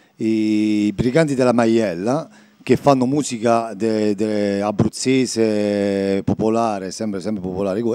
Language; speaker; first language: Italian; native; Italian